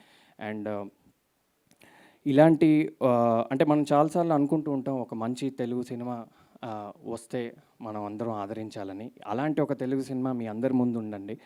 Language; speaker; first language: Telugu; native; Telugu